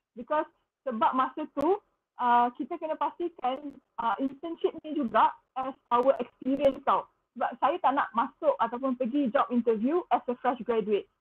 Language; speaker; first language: Malay; native; Malay